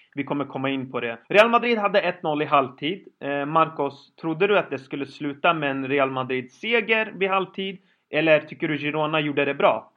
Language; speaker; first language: Swedish; early bilingual, other home language; Kurdish